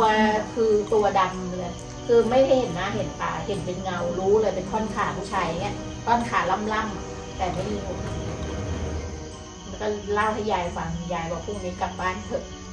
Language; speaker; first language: Thai; native; Thai